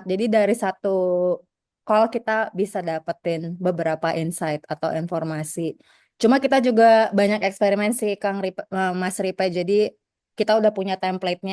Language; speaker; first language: Indonesian; native; Indonesian